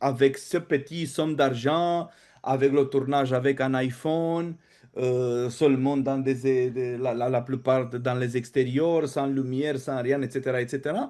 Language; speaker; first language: French; non-native, fluent; Romanian